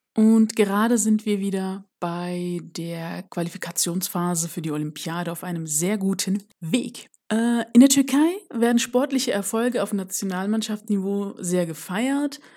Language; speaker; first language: German; early bilingual, other home language; Turkish